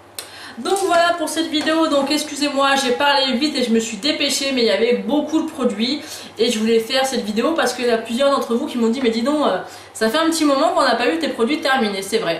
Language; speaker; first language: French; native; French